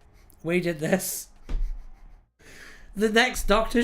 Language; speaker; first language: English; native; English